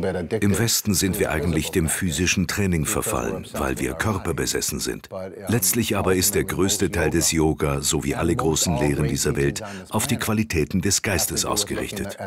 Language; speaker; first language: German; native; German